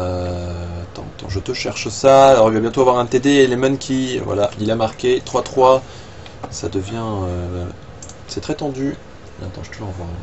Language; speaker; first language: French; native; French